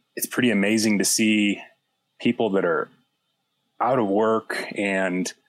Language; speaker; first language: English; native; English